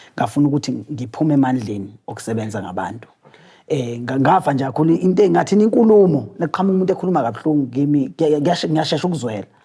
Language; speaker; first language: Zulu; native; Zulu